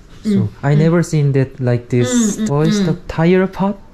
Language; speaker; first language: English; non-native, learner; Korean